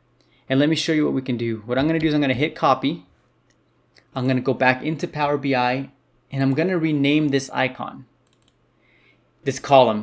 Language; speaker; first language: English; native; English